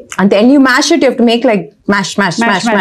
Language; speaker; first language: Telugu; non-native, learner; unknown